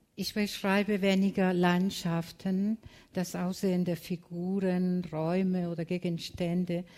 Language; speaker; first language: German; non-native, fluent; Spanish